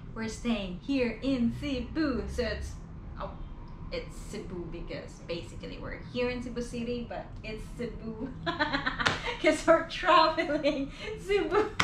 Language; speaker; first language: English; non-native, local second language; Cebuano